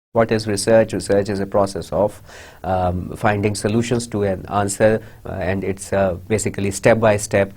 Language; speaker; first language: English; non-native, local second language; Urdu